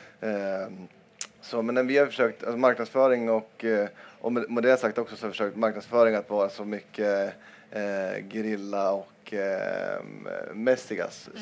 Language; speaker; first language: Swedish; native; Swedish